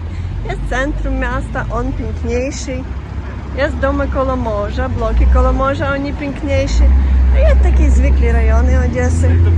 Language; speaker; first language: Polish; non-native, learner; Russian